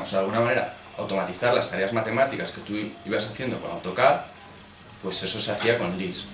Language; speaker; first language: Spanish; native; Spanish